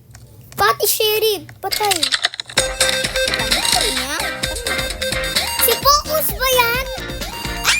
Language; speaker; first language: Filipino; early bilingual, heritage; Filipino